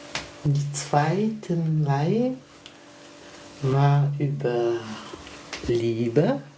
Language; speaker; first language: German; non-native, learner; French